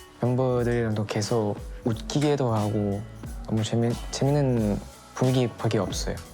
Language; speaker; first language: Korean; non-native, fluent; Thai